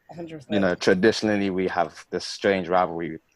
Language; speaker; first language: English; native; English